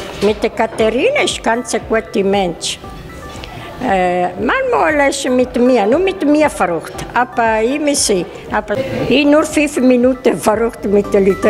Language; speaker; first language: German; non-native, learner; Italian